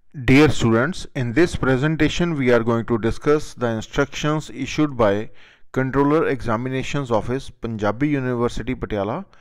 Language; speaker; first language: English; non-native, local second language; Punjabi